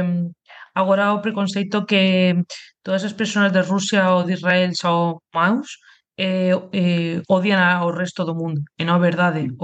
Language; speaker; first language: Portuguese; non-native, learner; Spanish